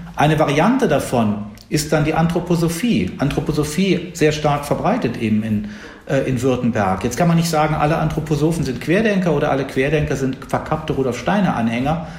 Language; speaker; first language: German; native; German